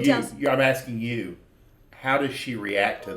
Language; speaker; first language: English; native; English